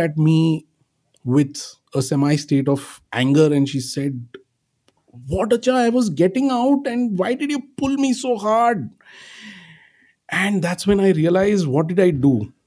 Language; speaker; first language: English; non-native, local second language; Marathi